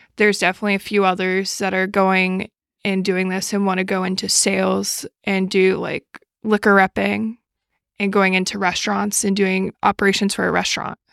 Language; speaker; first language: English; native; English